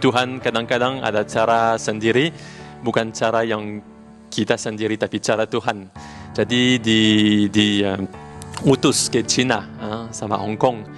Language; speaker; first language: Indonesian; non-native, learner; French